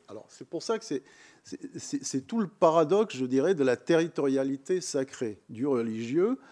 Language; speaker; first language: French; non-native, fluent; Croatian